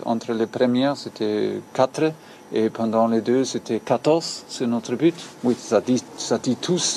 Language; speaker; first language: French; non-native, learner; German